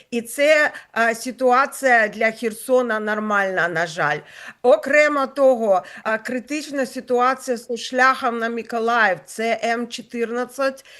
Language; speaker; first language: Ukrainian; non-native, local second language; Russian